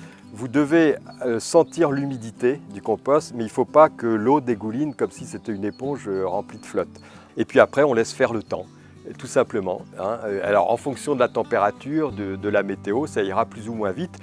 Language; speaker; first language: French; native; French